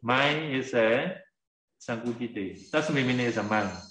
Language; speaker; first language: English; non-native, learner; Burmese